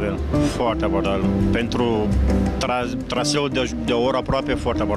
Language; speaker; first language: Romanian; non-native, learner; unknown